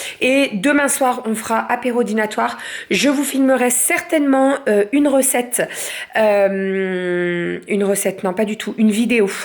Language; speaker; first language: French; native; French